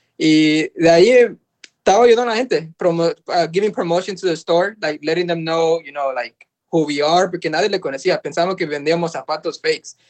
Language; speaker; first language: Spanish; early bilingual, heritage; Spanish